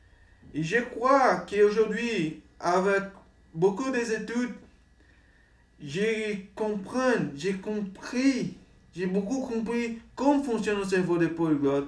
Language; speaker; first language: French; non-native, learner; Portuguese